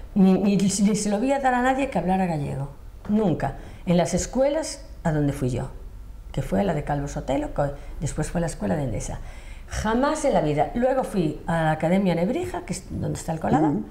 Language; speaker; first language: Spanish; non-native, local second language; Galician